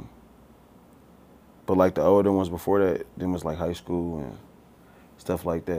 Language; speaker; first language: English; native; English